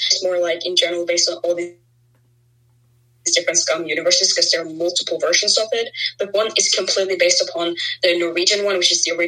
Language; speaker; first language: English; non-native, fluent; Norwegian